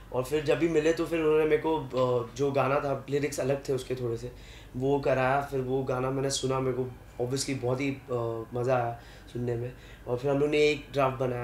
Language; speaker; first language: English; non-native, local second language; Hindi